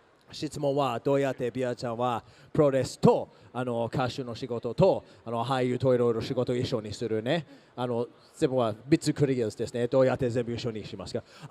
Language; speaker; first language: Japanese; non-native, learner; English